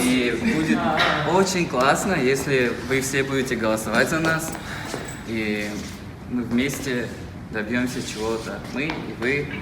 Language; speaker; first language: Russian; non-native, local second language; Kazakh